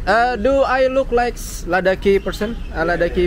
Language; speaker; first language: English; non-native, learner; Indonesian